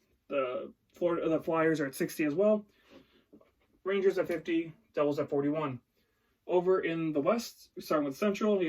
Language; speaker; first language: English; native; English